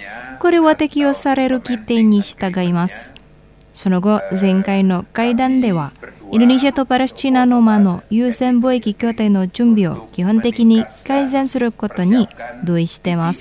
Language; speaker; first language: Japanese; non-native, fluent; Indonesian